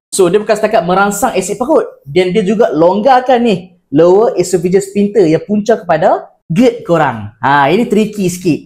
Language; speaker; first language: Malay; native; Malay